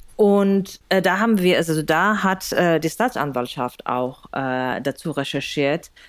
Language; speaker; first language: German; non-native, fluent; Spanish